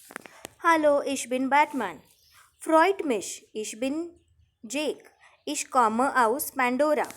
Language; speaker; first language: German; non-native, fluent; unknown